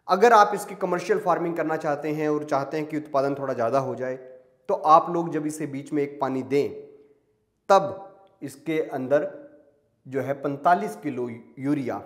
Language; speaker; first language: Hindi; native; Hindi